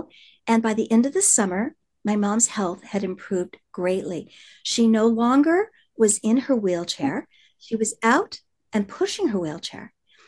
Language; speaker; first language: English; native; English